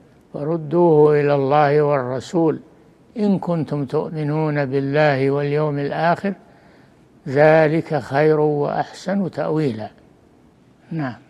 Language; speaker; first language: Arabic; native; Arabic